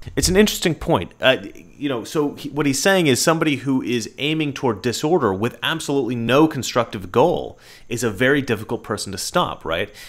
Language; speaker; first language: English; native; English